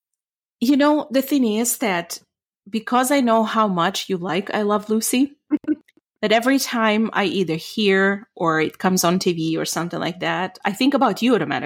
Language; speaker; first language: English; non-native, fluent; Ukrainian